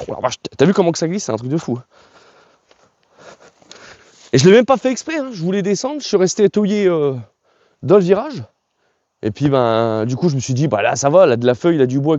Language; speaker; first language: French; native; French